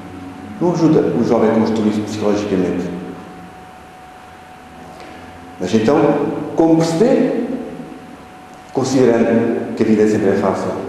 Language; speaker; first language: Portuguese; native; Portuguese